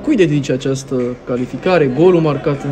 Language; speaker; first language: Romanian; native; Romanian